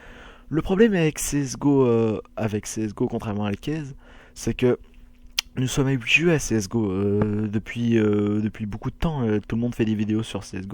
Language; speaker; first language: French; native; French